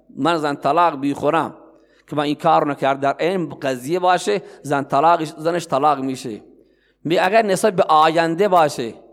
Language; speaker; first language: Persian; non-native, local second language; Baluchi